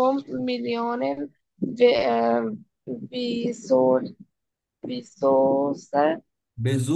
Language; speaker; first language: German; non-native, learner; Bangla